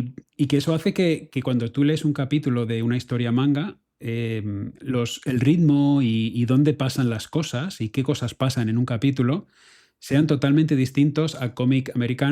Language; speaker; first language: Spanish; native; Spanish